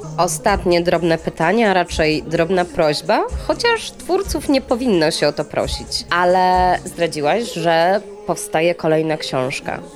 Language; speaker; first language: Polish; native; Polish